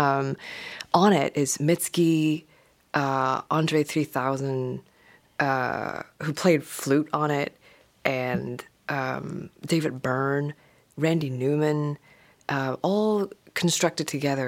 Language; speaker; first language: English; non-native, local second language; Cantonese